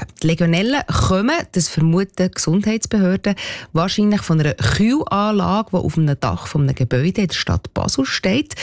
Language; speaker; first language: German; native; German